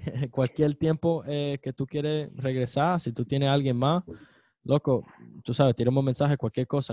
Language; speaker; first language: Spanish; early bilingual, heritage; Spanish